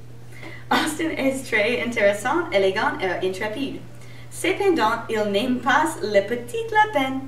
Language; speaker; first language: French; non-native, learner; English